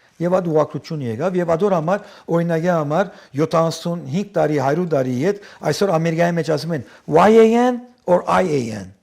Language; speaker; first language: Armenian; early bilingual, heritage; Armenian